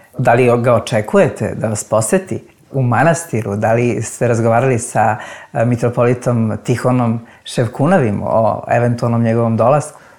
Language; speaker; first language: Serbian; native; Serbian